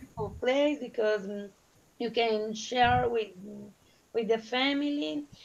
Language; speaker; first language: English; non-native, learner; Spanish